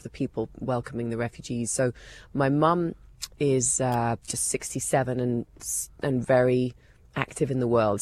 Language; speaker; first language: English; native; English